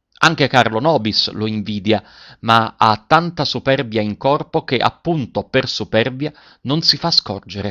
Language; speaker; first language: Italian; native; Italian